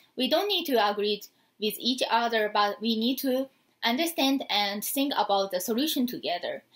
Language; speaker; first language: English; non-native, fluent; Japanese